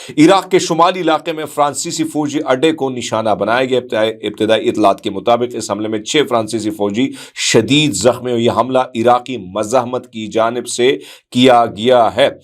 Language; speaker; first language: Urdu; non-native, local second language; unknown